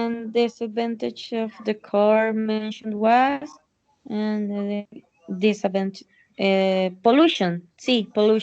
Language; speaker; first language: English; non-native, learner; Spanish